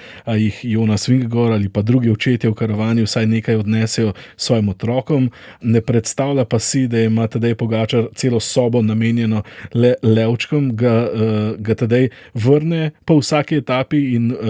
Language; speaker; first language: Slovenian; native; Slovenian